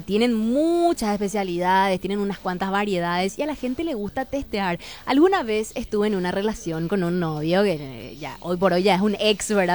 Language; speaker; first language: Spanish; native; Spanish